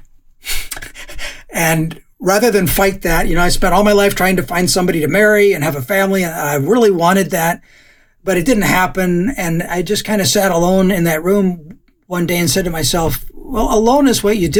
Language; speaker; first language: English; native; English